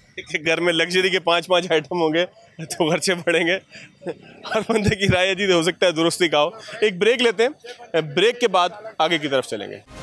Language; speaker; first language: Urdu; native; Urdu